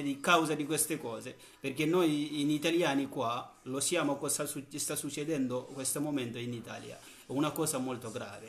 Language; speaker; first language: Italian; non-native, learner; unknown